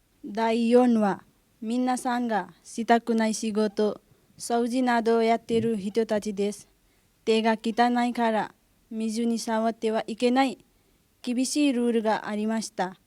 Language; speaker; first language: Japanese; non-native, learner; Nepali